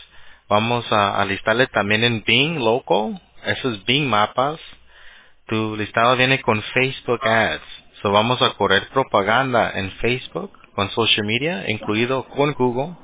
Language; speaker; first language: Spanish; early bilingual, heritage; Spanish